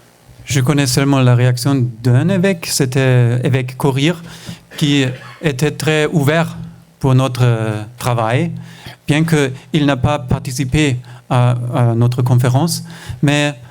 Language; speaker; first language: French; non-native, fluent; German